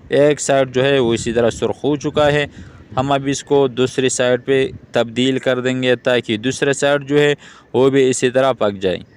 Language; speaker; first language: Urdu; non-native, local second language; Pashto